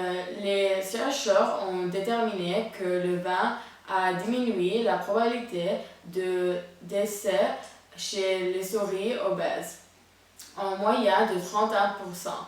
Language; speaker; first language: French; non-native, learner; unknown